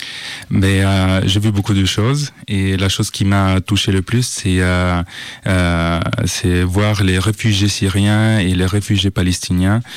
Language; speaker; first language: French; non-native, fluent; Italian